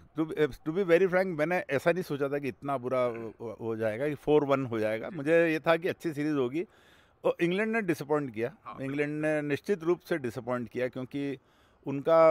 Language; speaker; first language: Hindi; native; Hindi